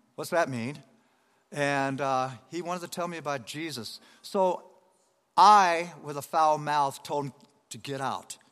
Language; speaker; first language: English; native; English